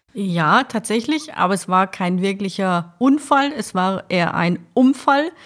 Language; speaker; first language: German; native; German